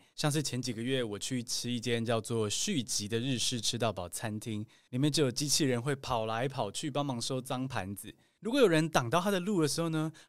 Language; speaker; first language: Chinese; native; Chinese